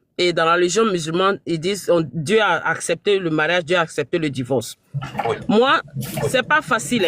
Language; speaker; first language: French; non-native, local second language; Mandingo